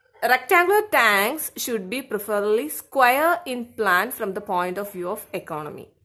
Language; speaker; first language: English; non-native, local second language; Malayalam